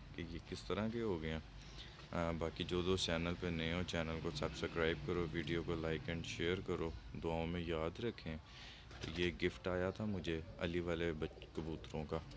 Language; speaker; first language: Urdu; native; Urdu